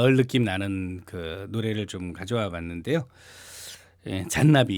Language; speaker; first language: Korean; native; Korean